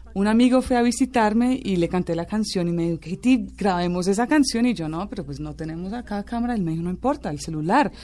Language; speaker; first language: Spanish; native; Spanish